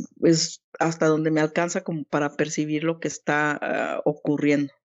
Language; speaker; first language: Spanish; native; Spanish